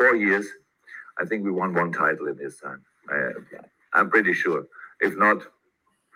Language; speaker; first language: English; non-native, fluent; German